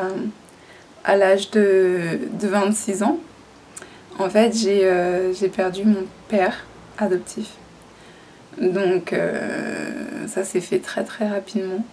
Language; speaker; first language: French; native; French